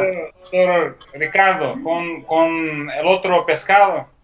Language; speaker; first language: Spanish; non-native, learner; Portuguese